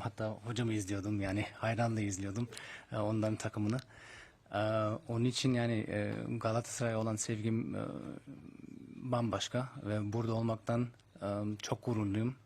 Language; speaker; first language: Turkish; early bilingual, heritage; Turkish